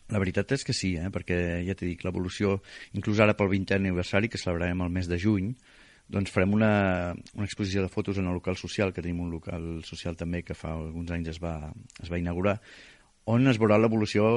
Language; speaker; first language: Catalan; native; Catalan